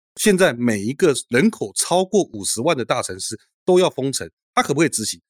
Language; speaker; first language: Chinese; native; Chinese